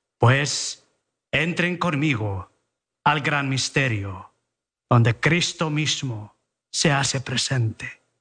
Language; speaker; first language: Spanish; early bilingual, heritage; Spanish